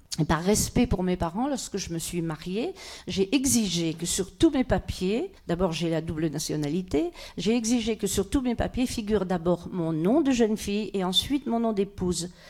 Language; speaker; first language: French; early bilingual, other home language; Polish